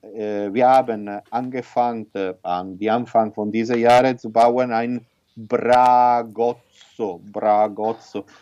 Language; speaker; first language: German; non-native, learner; Italian